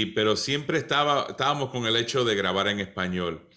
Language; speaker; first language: Spanish; early bilingual, other home language; English